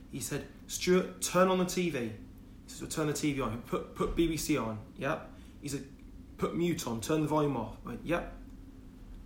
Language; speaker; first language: English; native; English